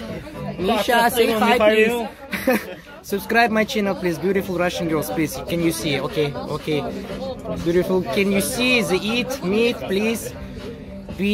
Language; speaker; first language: English; non-native, learner; Russian